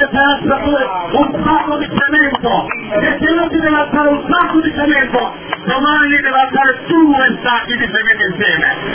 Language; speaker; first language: Italian; non-native, fluent; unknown